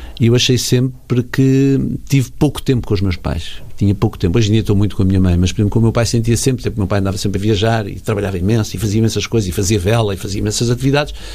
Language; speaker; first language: Portuguese; native; Portuguese